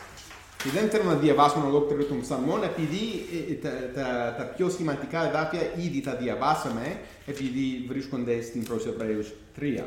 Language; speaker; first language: Greek; non-native, fluent; English